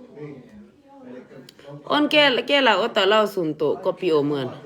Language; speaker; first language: Finnish; non-native, learner; Thai